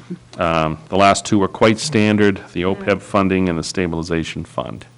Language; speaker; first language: English; native; English